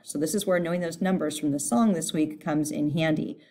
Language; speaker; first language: English; native; English